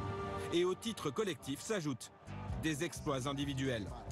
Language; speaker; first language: French; native; French